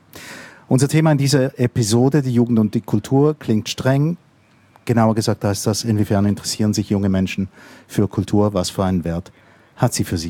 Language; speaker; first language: German; native; German